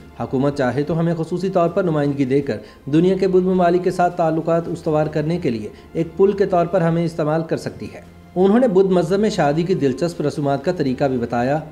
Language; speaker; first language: Urdu; native; Urdu